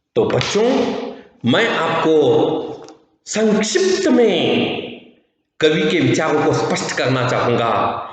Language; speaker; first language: Hindi; non-native, local second language; Kannada